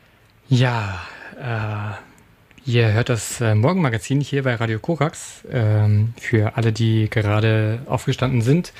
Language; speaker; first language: German; native; German